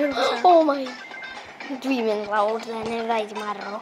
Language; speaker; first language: Welsh; native; Welsh